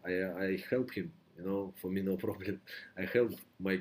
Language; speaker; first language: English; non-native, learner; Russian